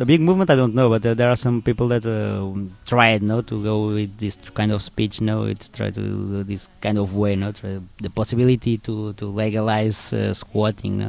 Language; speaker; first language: English; non-native, learner; Spanish